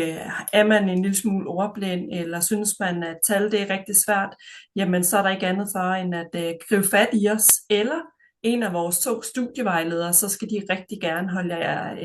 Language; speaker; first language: Danish; native; Danish